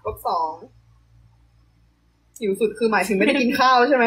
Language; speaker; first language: Thai; native; Thai